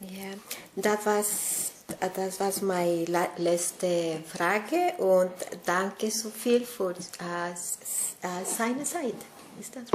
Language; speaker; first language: German; non-native, learner; Spanish